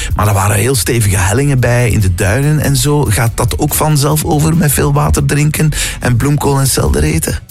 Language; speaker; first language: Dutch; native; Dutch